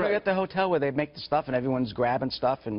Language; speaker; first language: English; native; English